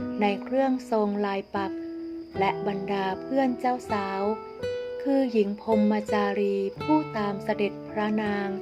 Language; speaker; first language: Thai; native; Thai